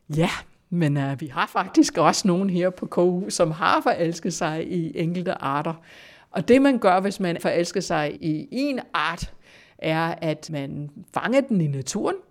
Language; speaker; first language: Danish; non-native, fluent; English